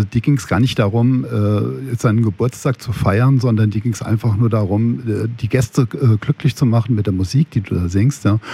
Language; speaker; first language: German; native; German